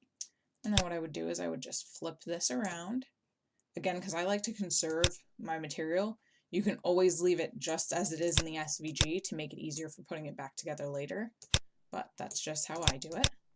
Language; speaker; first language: English; native; English